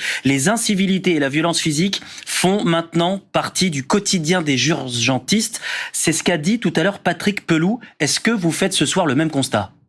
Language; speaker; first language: French; native; French